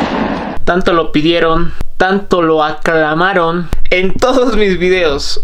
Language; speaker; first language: Spanish; native; Spanish